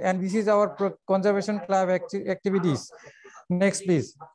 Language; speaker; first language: English; non-native, local second language; Bangla